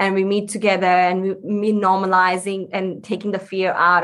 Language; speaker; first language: English; non-native, local second language; Punjabi